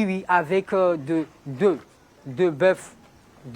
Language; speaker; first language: French; non-native, learner; Comorian